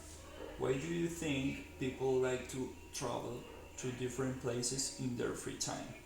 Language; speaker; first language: English; non-native, learner; Spanish